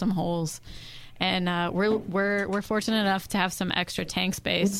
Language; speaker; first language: English; native; English